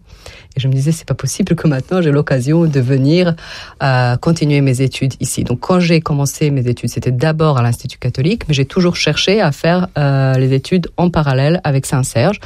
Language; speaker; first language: French; non-native, fluent; Serbian